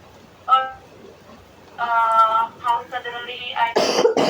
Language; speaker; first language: English; non-native, learner; Indonesian